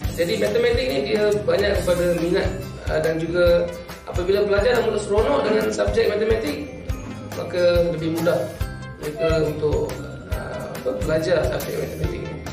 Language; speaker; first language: Malay; non-native, local second language; Tamil